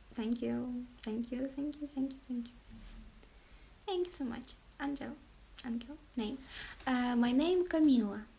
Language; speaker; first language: English; non-native, learner; Ukrainian